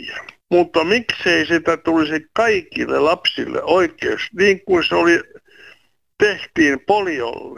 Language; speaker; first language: Finnish; native; Finnish